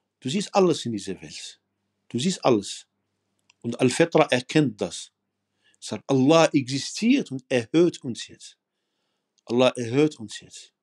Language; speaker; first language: German; non-native, fluent; Arabic